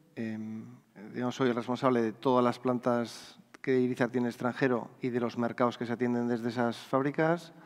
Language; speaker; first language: Spanish; native; Spanish